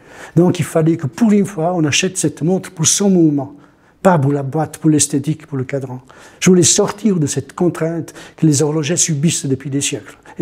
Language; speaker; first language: French; non-native, fluent; Italian